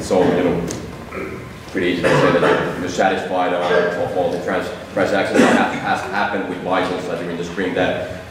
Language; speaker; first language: English; non-native, fluent; Finnish